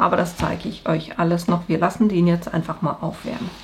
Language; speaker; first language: German; native; German